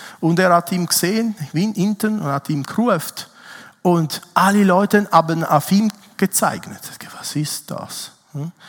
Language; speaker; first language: German; non-native, fluent; Italian